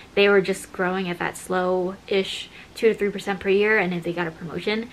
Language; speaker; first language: English; native; English